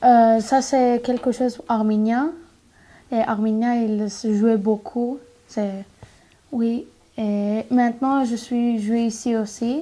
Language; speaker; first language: French; non-native, learner; Armenian